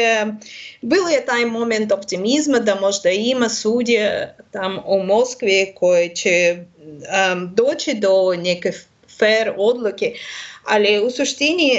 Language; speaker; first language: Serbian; non-native, learner; Russian